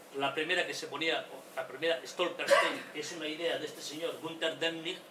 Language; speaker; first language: Spanish; non-native, local second language; Basque